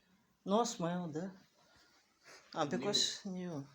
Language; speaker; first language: English; non-native, learner; Russian